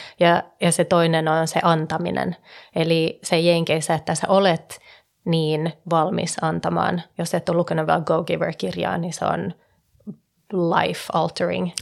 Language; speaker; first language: Finnish; early bilingual, heritage; Finnish